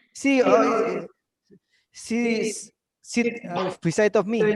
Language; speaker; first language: English; non-native, learner; Indonesian